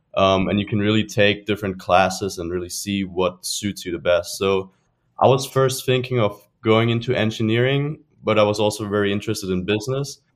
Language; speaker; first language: English; non-native, fluent; German